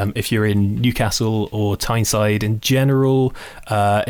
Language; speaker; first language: English; native; English